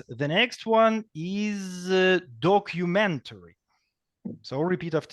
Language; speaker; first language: English; non-native, fluent; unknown